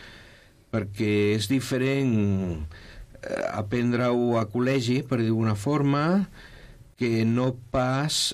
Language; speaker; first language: Catalan; non-native, local second language; Spanish